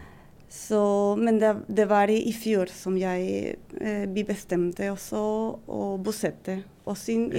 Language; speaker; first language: Norwegian; non-native, fluent; Spanish